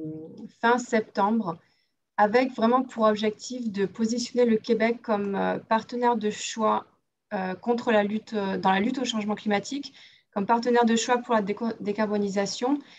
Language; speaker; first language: French; native; French